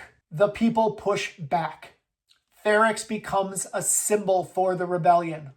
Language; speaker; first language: English; native; English